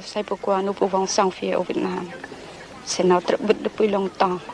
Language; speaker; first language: French; non-native, local second language; Khmer